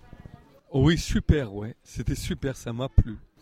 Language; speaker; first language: French; non-native, local second language; Arabic